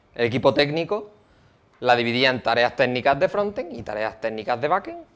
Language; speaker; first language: Spanish; native; Spanish